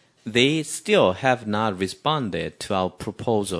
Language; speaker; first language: English; non-native, fluent; Korean